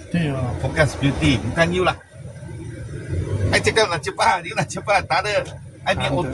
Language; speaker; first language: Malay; non-native, local second language; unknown